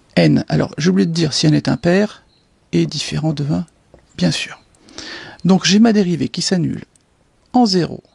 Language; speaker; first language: French; native; French